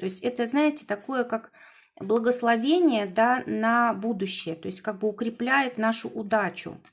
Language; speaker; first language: Russian; native; Russian